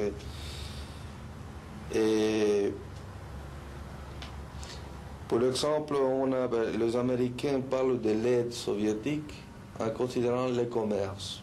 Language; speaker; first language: French; non-native, fluent; Spanish